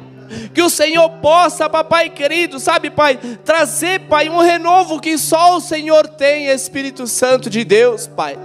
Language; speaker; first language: Portuguese; native; Portuguese